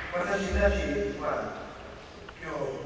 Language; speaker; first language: Japanese; non-native, learner; Italian